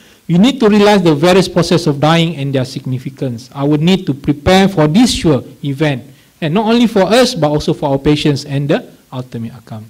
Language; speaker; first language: English; non-native, local second language; Malay